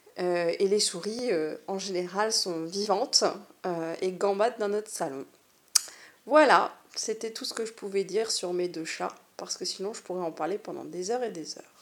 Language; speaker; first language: French; native; French